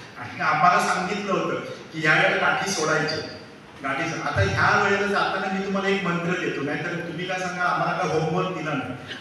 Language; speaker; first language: Marathi; native; Marathi